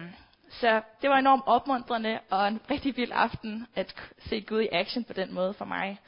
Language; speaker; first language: Danish; native; Danish